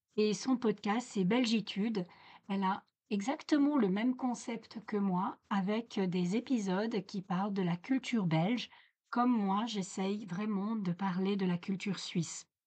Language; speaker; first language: French; native; French